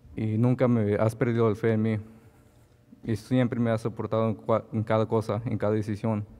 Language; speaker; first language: Spanish; early bilingual, heritage; Spanish